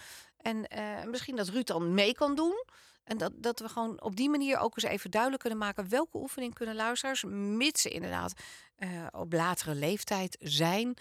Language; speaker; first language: Dutch; native; Dutch